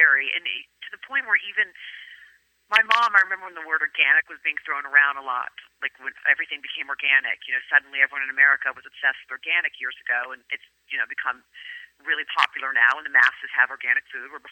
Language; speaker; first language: English; native; English